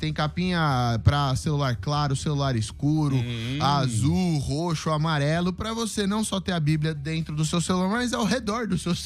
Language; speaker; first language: Portuguese; native; Portuguese